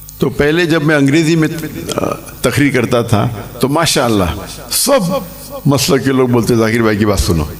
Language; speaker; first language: Urdu; non-native, local second language; English